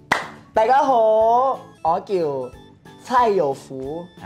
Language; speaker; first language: Chinese; non-native, learner; Thai